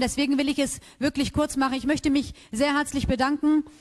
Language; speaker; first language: German; native; German